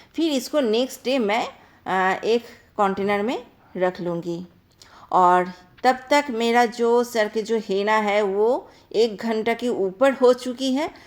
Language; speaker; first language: Hindi; non-native, local second language; Bangla